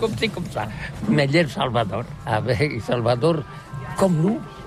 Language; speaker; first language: French; non-native, learner; Catalan